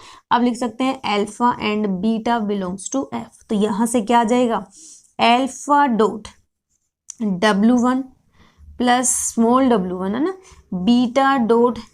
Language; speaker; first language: Hindi; native; Hindi